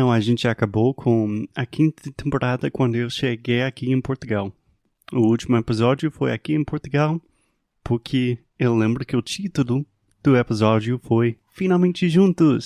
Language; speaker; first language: Portuguese; non-native, fluent; English